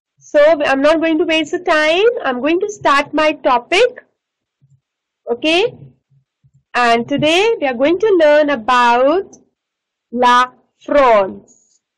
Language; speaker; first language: English; non-native, local second language; Hindi